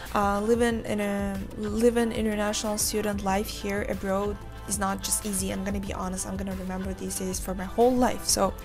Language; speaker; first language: English; non-native, fluent; Uzbek